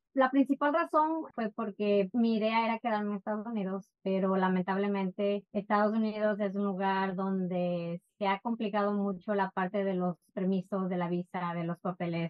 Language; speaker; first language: Spanish; native; Spanish